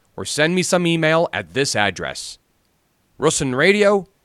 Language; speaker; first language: English; native; English